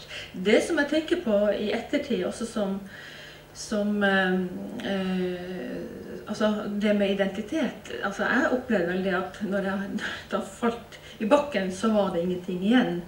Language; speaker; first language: Norwegian; native; Norwegian